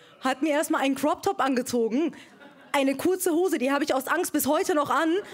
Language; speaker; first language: German; early bilingual, other home language; Persian